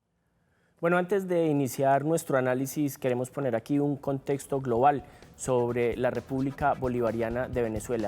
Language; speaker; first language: Spanish; native; Spanish